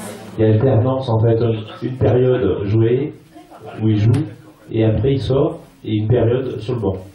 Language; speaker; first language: French; native; French